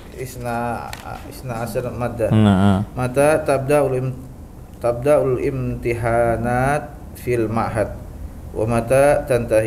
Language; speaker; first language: Arabic; non-native, learner; Indonesian